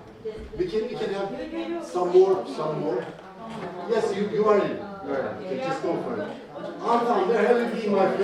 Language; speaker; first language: English; non-native, fluent; Turkish